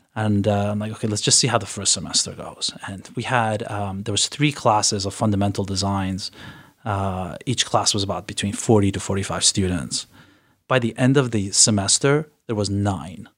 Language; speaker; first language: English; early bilingual, other home language; Persian